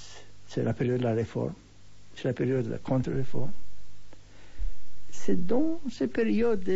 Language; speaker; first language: French; non-native, fluent; Hebrew